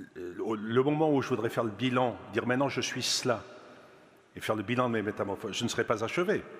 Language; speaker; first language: French; native; French